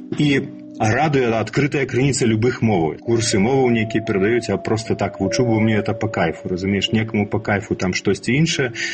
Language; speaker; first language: Belarusian; non-native, local second language; Russian